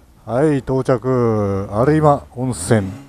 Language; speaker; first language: Japanese; native; Japanese